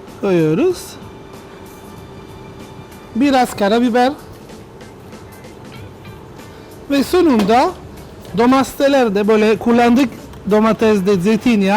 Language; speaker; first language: Turkish; non-native, learner; Italian